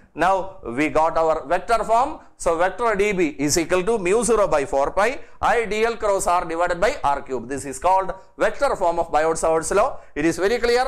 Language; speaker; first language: English; non-native, local second language; Malayalam